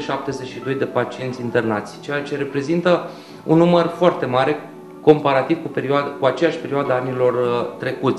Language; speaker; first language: Romanian; native; Romanian